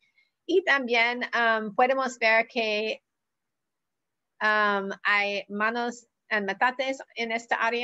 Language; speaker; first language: Spanish; non-native, learner; English